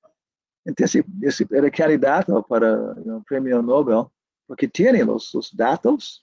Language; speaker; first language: Spanish; non-native, learner; English